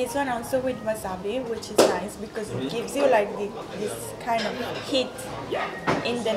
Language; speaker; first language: English; non-native, fluent; Italian